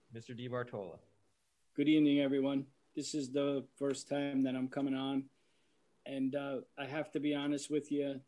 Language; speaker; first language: English; native; English